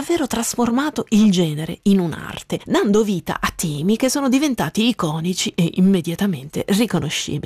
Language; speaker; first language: Italian; native; Italian